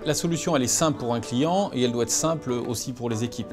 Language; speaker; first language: French; native; French